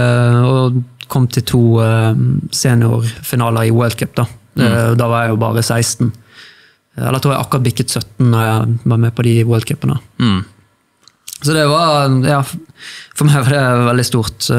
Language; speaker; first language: Norwegian; native; Norwegian